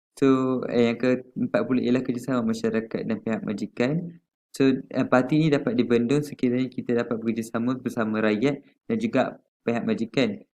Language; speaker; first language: Malay; non-native, local second language; Tamil